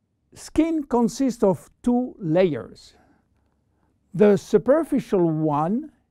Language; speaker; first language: English; non-native, fluent; French